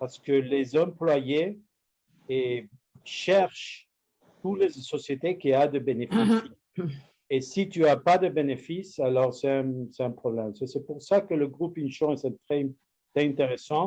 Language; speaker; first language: French; non-native, learner; Spanish